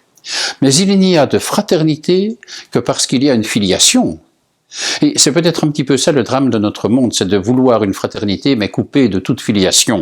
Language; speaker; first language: French; native; French